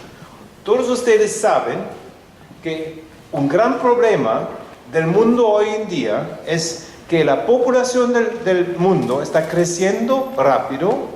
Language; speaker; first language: Spanish; non-native, fluent; German